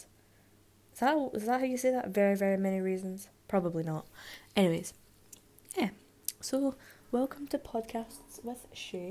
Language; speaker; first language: English; native; English